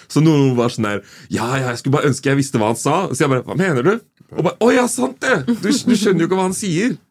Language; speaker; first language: Norwegian; early bilingual, other home language; Nigerian Pidgin